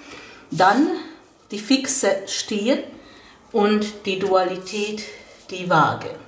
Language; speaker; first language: German; non-native, fluent; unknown